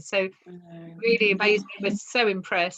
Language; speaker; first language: English; native; English